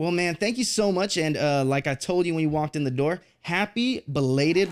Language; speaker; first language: English; native; English